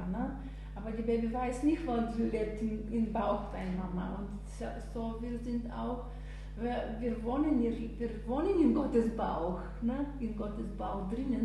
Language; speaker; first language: German; non-native, learner; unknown